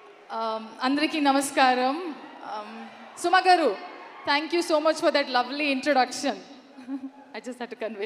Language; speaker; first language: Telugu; non-native, learner; Kannada